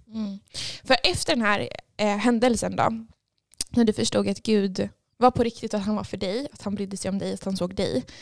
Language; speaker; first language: Swedish; native; Swedish